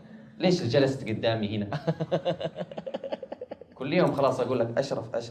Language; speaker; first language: Arabic; native; Arabic